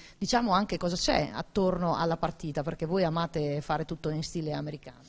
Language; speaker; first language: Italian; native; Italian